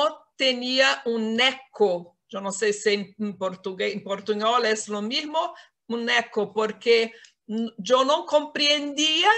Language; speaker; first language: Spanish; non-native, fluent; Portuguese